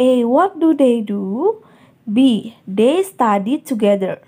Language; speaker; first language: English; non-native, fluent; Indonesian